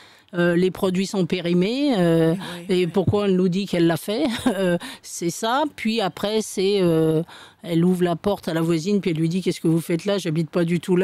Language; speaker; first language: French; native; French